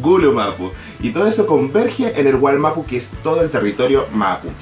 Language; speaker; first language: Spanish; native; Spanish